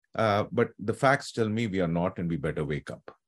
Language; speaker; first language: English; non-native, local second language; Telugu